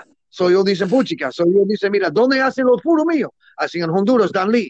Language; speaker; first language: Spanish; non-native, learner; English